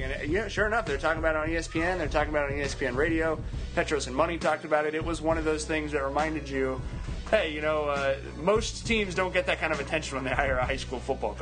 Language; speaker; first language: English; native; English